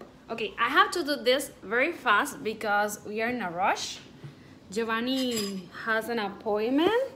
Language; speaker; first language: English; non-native, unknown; Spanish